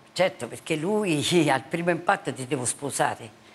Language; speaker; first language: Italian; native; Italian